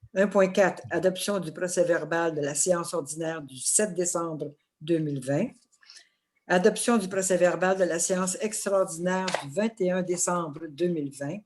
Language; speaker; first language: French; native; French